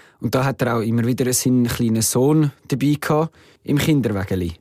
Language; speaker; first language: German; native; German